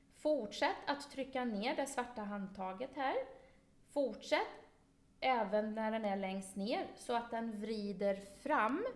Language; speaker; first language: Swedish; native; Swedish